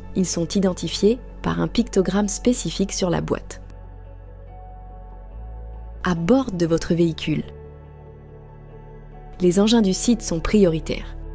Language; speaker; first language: French; native; French